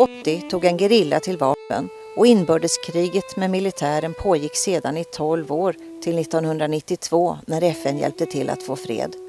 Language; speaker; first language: Swedish; native; Swedish